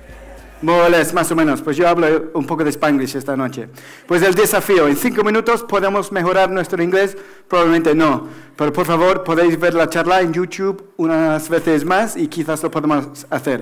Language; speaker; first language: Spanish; non-native, fluent; English